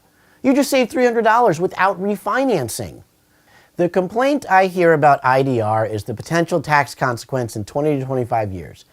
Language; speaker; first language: English; native; English